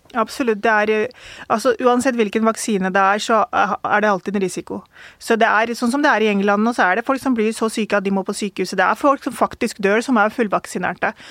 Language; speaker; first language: Norwegian; early bilingual, other home language; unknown